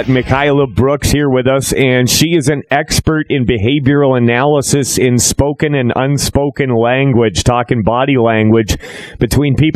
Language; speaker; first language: English; native; English